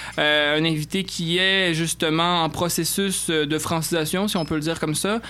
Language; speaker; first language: French; native; French